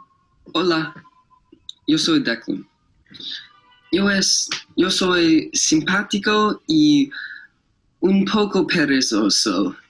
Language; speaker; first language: Spanish; non-native, learner; English